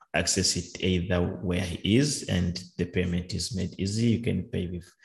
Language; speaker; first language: English; non-native, local second language; Kinyarwanda